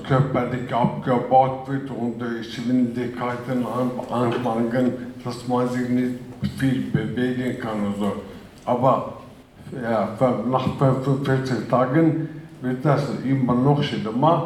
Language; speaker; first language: German; non-native, fluent; Turkish